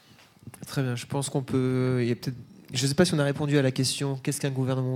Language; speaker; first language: French; native; French